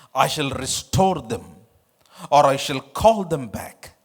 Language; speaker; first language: English; non-native, local second language; Telugu